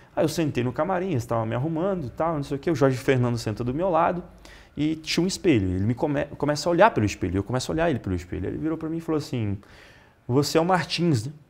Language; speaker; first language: Portuguese; non-native, fluent; Italian